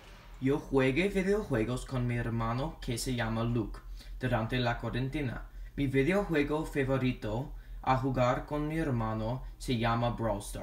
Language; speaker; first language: Spanish; non-native, learner; English